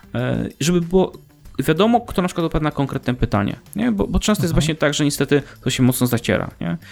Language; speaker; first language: Polish; native; Polish